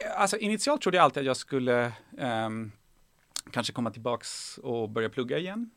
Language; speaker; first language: Swedish; early bilingual, other home language; Persian